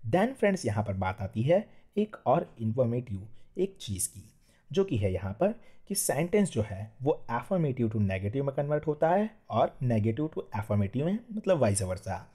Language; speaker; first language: Hindi; non-native, local second language; Gujarati